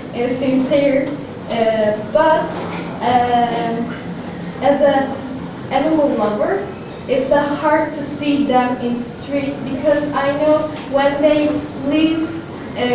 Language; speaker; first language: English; non-native, learner; Turkish